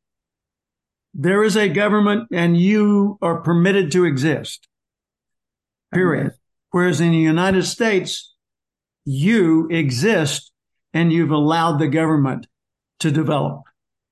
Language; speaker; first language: English; native; English